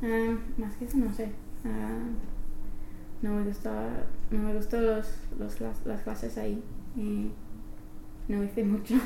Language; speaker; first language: Spanish; non-native, fluent; English